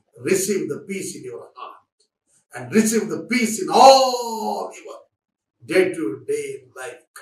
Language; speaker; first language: English; non-native, local second language; Telugu